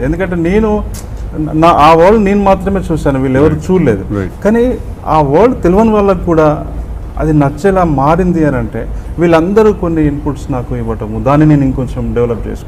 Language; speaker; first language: Telugu; native; Telugu